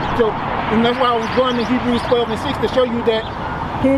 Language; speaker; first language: English; native; English